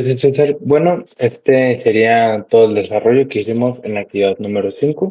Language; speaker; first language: Spanish; native; Spanish